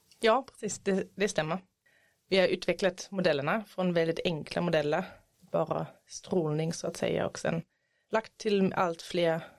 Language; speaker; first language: Swedish; non-native, fluent; German